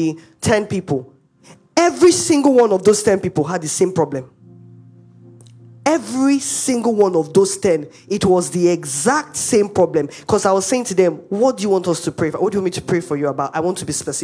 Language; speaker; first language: English; non-native, local second language; Igbo